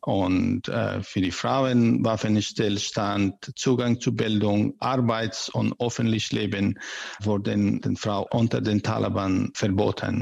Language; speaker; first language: German; non-native, learner; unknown